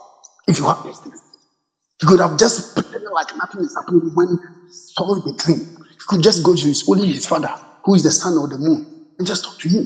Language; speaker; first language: English; non-native, local second language; Akan